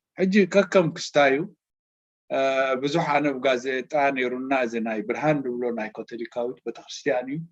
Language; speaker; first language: Tigrinya; native; Tigrinya